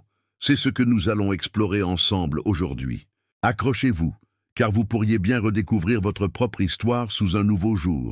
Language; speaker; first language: French; native; French